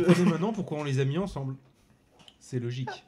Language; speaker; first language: French; native; French